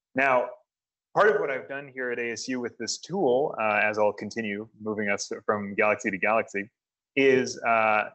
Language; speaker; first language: English; native; English